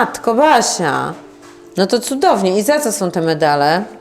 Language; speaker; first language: Polish; native; Polish